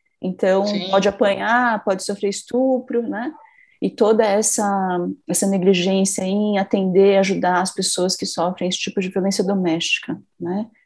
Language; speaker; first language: Portuguese; native; Portuguese